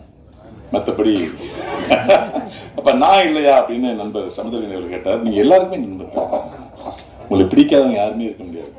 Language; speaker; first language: Tamil; native; Tamil